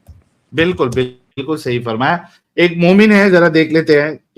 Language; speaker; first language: Hindi; native; Hindi